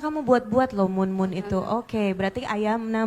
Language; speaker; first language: Indonesian; native; Indonesian